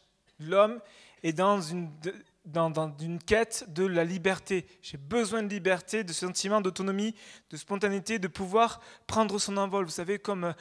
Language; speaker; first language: French; native; French